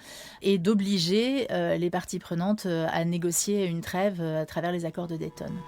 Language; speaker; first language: French; native; French